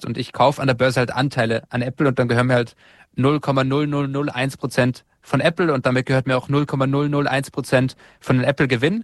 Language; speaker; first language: German; native; German